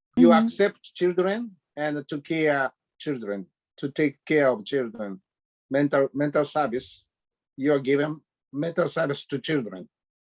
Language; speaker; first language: English; non-native, learner; Japanese